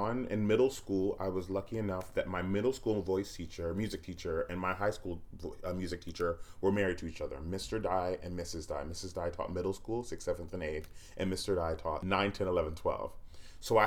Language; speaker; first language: English; native; English